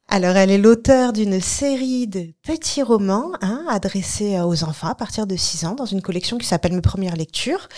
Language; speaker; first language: French; native; French